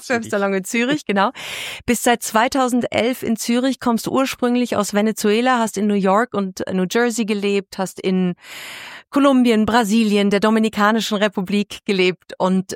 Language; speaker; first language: German; native; German